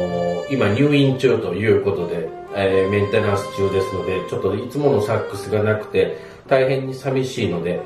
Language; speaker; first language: Japanese; native; Japanese